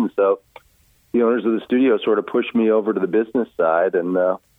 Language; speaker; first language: English; native; English